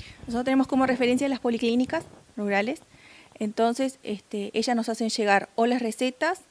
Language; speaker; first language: Spanish; native; Spanish